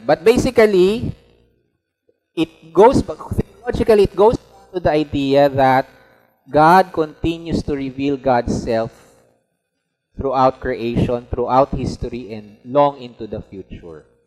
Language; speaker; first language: English; non-native, local second language; Filipino